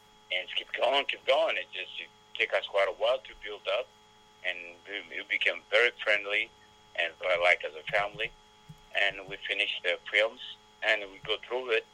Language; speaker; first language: English; non-native, learner; Amharic